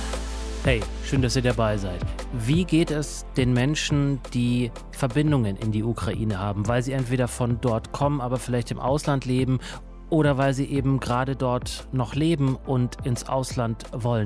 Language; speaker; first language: German; native; German